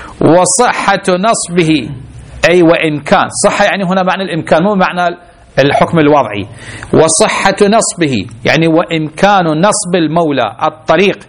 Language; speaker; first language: Arabic; native; Arabic